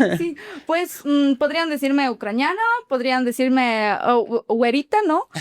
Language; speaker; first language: Spanish; non-native, fluent; Ukrainian